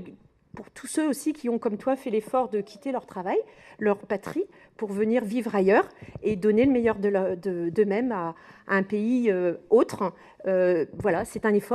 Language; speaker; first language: French; native; French